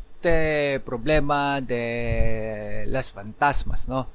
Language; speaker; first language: Spanish; non-native, learner; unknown